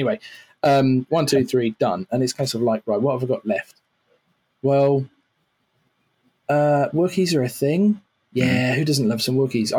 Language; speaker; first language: English; native; English